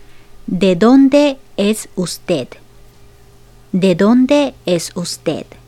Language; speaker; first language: Spanish; non-native, fluent; Japanese